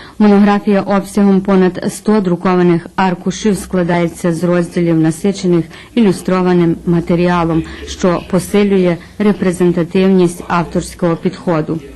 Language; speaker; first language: Ukrainian; early bilingual, heritage; Ukrainian